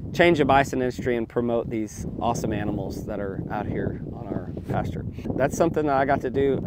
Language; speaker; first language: English; native; English